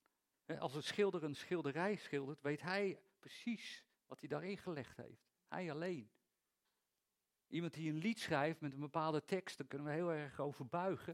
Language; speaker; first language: Dutch; native; Dutch